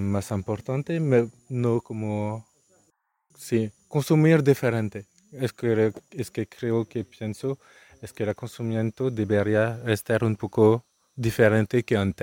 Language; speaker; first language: Spanish; non-native, learner; French